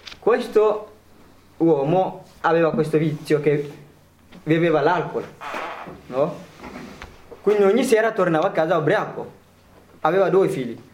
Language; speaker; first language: Italian; non-native, fluent; Tigrinya